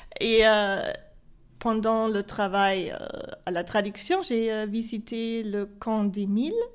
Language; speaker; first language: French; non-native, fluent; German